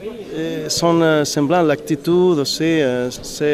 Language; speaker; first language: French; non-native, learner; Spanish